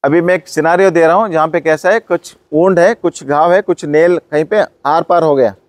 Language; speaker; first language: Hindi; non-native, local second language; Kannada